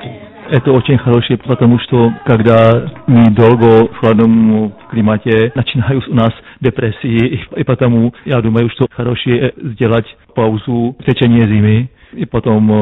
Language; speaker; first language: Russian; non-native, learner; Czech